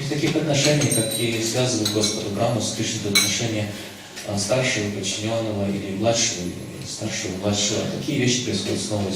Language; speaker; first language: Russian; native; Russian